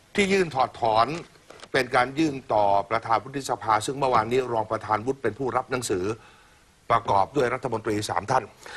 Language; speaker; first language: Thai; native; Thai